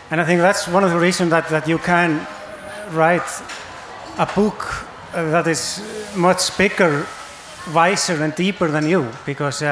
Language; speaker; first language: English; non-native, fluent; Icelandic